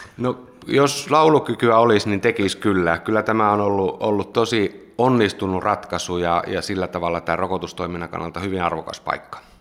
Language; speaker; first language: Finnish; native; Finnish